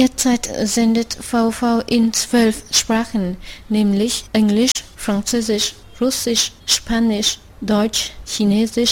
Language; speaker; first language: German; non-native, fluent; Vietnamese